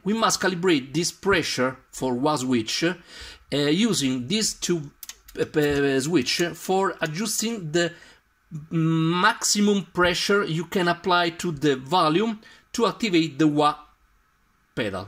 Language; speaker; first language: English; non-native, learner; Italian